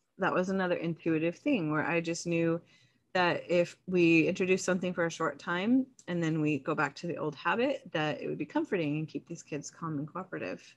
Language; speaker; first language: English; native; English